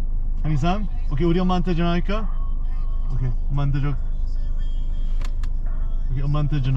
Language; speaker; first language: Korean; early bilingual, heritage; English